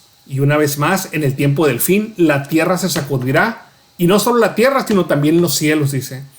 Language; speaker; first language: Spanish; native; Spanish